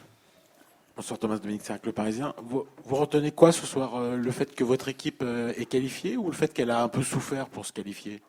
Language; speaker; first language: French; native; French